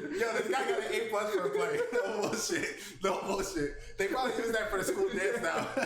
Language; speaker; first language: English; native; English